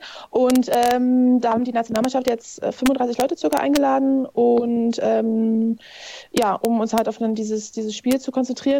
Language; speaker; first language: German; native; German